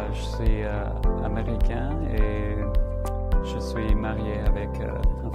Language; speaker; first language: French; non-native, learner; English